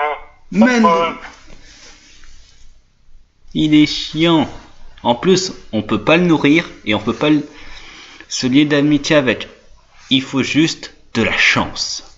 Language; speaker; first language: French; native; French